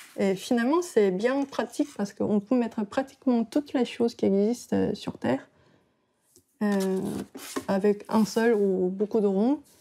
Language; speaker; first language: French; non-native, fluent; Korean